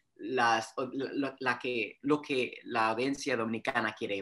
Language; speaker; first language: Spanish; early bilingual, heritage; Spanish